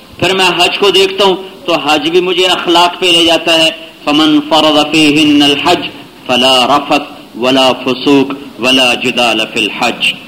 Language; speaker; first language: Urdu; non-native, local second language; Punjabi